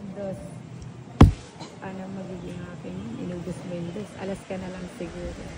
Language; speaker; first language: Filipino; non-native, local second language; Pampanga